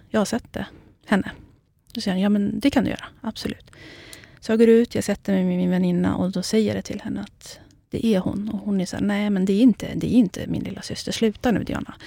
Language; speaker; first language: Swedish; early bilingual, other home language; Kurdish